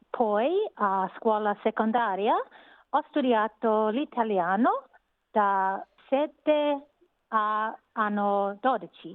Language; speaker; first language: Italian; non-native, learner; English